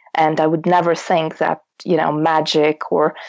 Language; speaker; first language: English; non-native, fluent; Russian